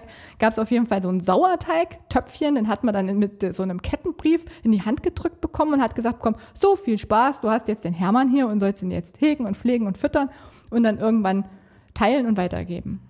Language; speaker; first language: German; native; German